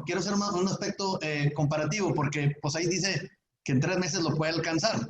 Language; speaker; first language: Spanish; native; Spanish